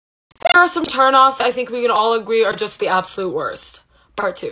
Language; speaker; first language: English; native; English